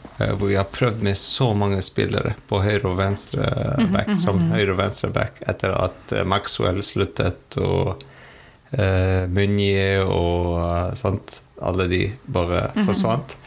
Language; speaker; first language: Norwegian; non-native, fluent; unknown